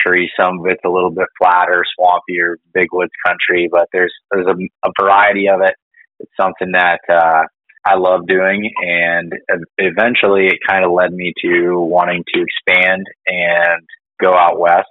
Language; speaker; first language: English; native; English